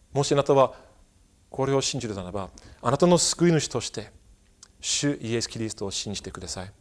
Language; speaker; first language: Japanese; non-native, fluent; English